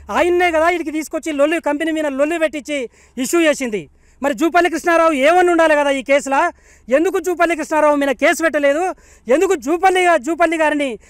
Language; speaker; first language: Telugu; native; Telugu